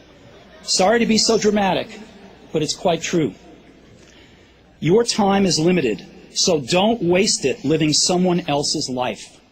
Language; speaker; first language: English; native; English